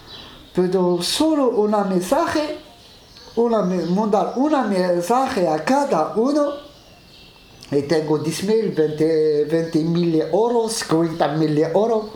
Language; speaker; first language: Spanish; non-native, learner; Arabic